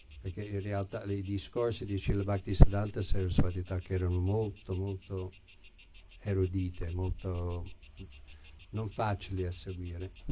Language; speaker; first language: Italian; non-native, fluent; English